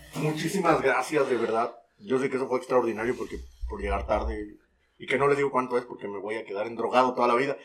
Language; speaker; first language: Spanish; native; Spanish